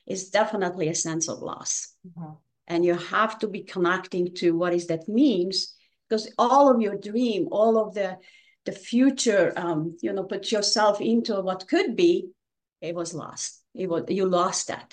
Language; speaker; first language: English; non-native, fluent; Hungarian